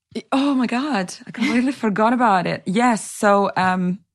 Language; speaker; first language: English; non-native, fluent; Russian